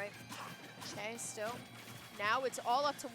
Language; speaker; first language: English; native; English